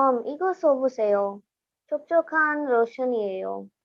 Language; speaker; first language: Korean; non-native, learner; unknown